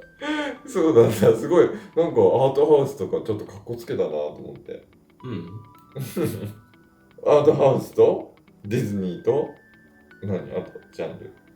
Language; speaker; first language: Japanese; native; Japanese